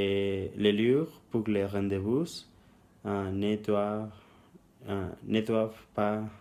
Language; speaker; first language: French; non-native, learner; Spanish